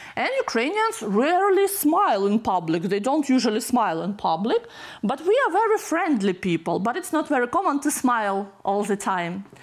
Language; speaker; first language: English; non-native, fluent; Ukrainian